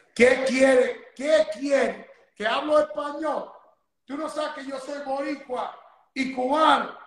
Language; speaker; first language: Spanish; early bilingual, other home language; English